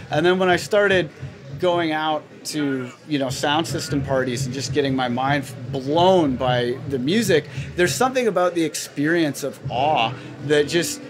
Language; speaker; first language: English; native; English